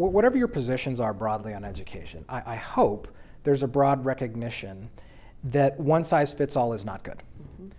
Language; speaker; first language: English; native; English